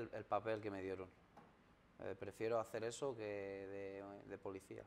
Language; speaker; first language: Spanish; early bilingual, other home language; Arabic